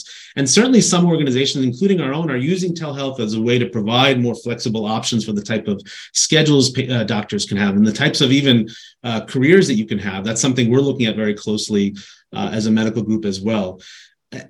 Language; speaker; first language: English; native; English